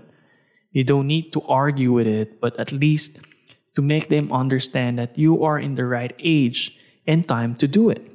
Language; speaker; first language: English; non-native, local second language; Filipino